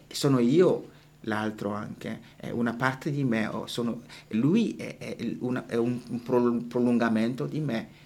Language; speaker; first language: Italian; non-native, fluent; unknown